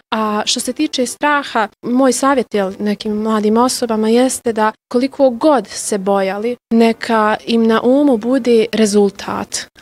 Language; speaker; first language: Bosnian; native; Bosnian